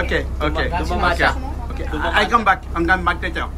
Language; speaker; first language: English; non-native, learner; French